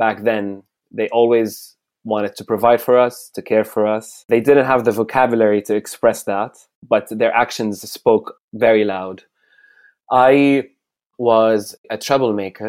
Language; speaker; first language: English; non-native, fluent; Arabic